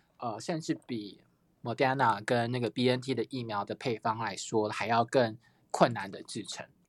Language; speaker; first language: Chinese; native; Chinese